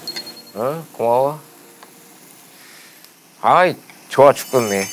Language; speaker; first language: Korean; native; Korean